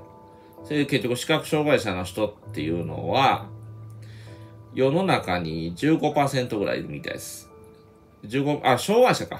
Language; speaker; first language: Japanese; native; Japanese